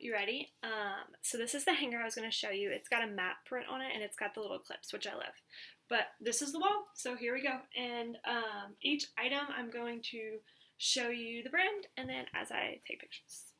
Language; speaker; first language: English; native; English